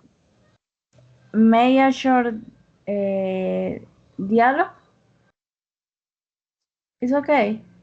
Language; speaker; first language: English; non-native, learner; Spanish